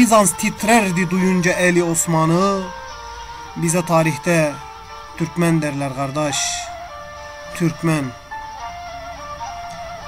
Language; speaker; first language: Turkish; early bilingual, heritage; Turkish